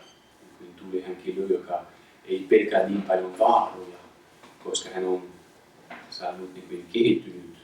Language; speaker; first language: Finnish; non-native, fluent; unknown